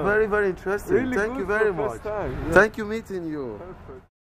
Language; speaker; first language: English; non-native, learner; Albanian